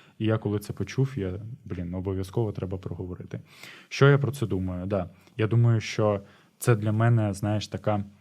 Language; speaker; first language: Ukrainian; non-native, local second language; Russian